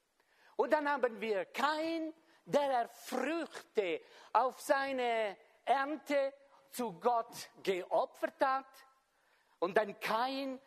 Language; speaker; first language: German; non-native, fluent; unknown